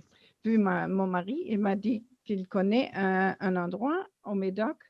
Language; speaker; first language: French; non-native, learner; German